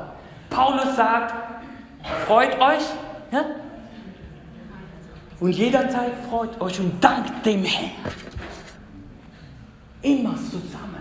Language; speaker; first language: German; non-native, fluent; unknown